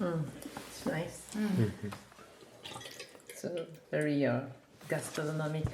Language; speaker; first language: English; non-native, learner; Japanese